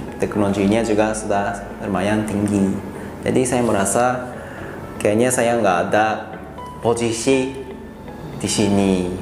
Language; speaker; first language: Indonesian; non-native, fluent; Japanese